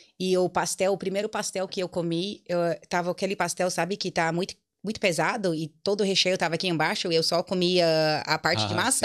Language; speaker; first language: Portuguese; non-native, fluent; English